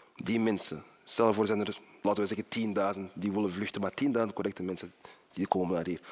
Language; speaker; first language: Dutch; early bilingual, other home language; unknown